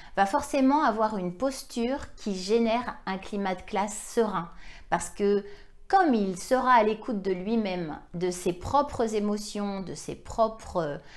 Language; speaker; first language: French; native; French